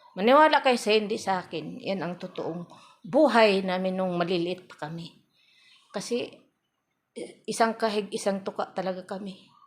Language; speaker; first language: Filipino; non-native, local second language; Cebuano